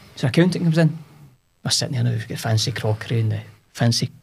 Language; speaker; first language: English; native; English